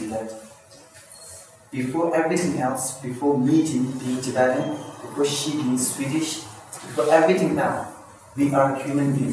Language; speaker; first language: English; non-native, local second language; Tibetan